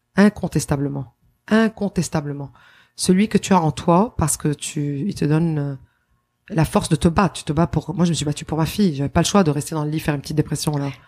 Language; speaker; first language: French; non-native, local second language; Arabic